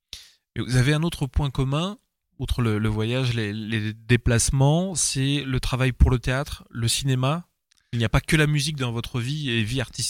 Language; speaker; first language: French; native; French